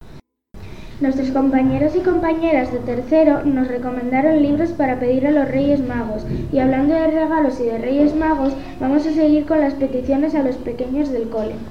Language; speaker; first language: Spanish; native; Spanish